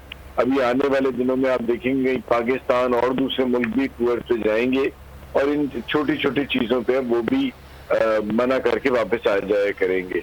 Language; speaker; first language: Urdu; non-native, local second language; Punjabi